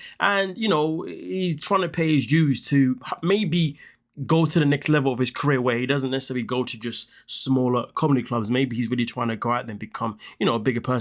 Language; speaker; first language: English; native; English